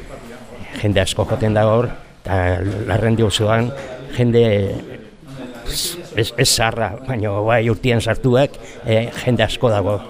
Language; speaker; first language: Basque; non-native, local second language; Spanish